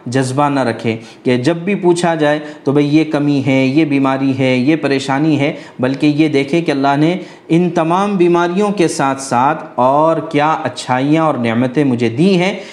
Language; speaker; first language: Urdu; native; Urdu